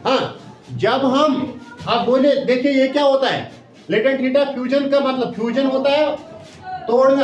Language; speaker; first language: Hindi; non-native, local second language; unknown